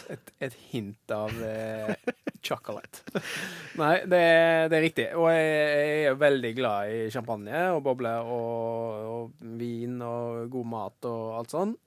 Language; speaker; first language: Norwegian; native; Norwegian